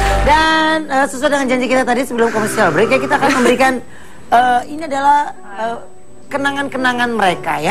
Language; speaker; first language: Indonesian; native; Indonesian